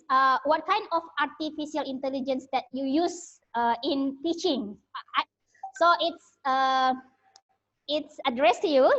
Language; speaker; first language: English; non-native, learner; Indonesian